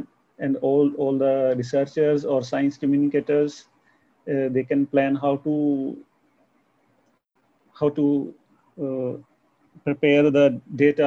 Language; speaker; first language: English; non-native, local second language; Punjabi